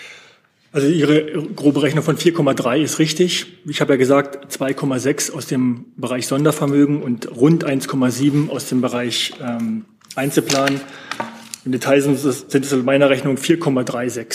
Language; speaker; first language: German; native; German